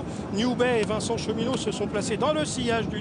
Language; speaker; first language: French; native; French